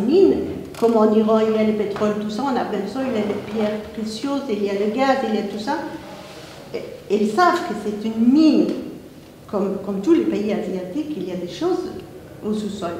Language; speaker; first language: French; non-native, fluent; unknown